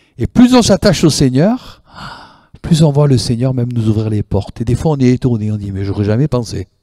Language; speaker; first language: French; native; French